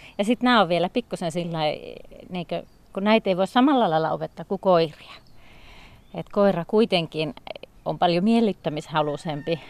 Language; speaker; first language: Finnish; native; Finnish